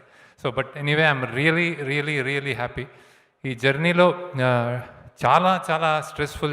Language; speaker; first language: Telugu; native; Telugu